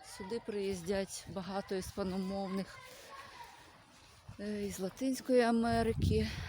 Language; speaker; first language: Ukrainian; native; Ukrainian